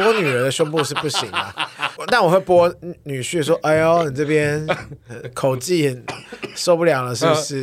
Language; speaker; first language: Chinese; native; Chinese